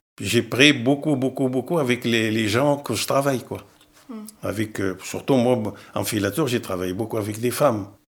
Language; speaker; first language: French; non-native, fluent; Arabic